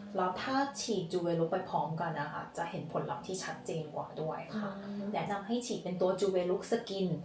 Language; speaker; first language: Thai; non-native, fluent; Korean